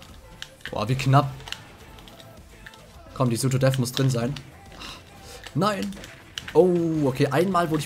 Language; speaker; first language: German; native; German